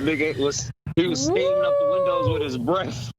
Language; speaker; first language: English; native; English